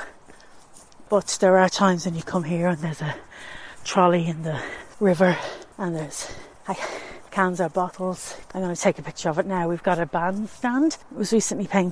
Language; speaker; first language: English; native; English